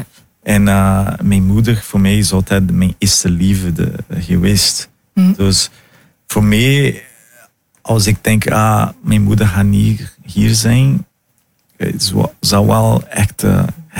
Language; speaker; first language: Dutch; non-native, fluent; Portuguese